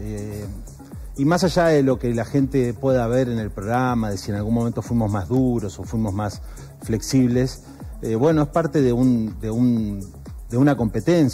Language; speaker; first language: Spanish; native; Spanish